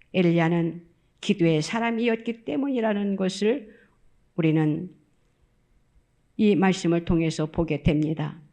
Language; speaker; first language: Korean; native; Korean